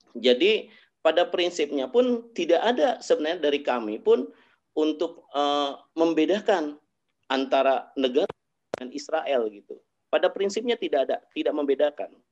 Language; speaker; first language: Indonesian; native; Indonesian